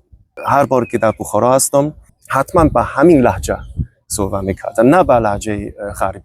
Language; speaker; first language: Persian; non-native, fluent; Chinese